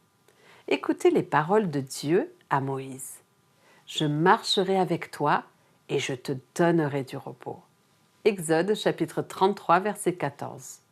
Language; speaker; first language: French; native; French